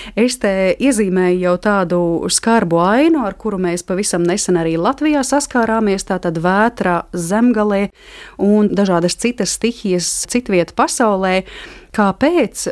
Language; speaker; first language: Latvian; native; Latvian